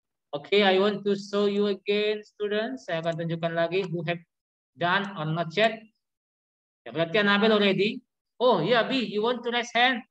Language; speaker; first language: English; non-native, learner; Indonesian